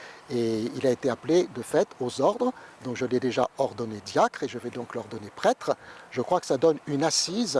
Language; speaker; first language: French; native; French